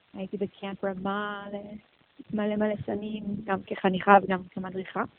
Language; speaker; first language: Hebrew; early bilingual, heritage; Hebrew